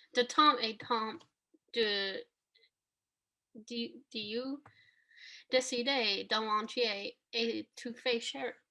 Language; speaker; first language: French; non-native, learner; English